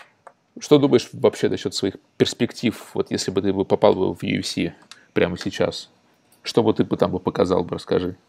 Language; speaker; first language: Russian; native; Russian